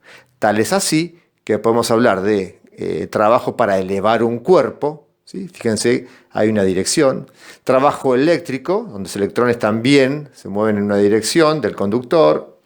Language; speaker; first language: Spanish; native; Spanish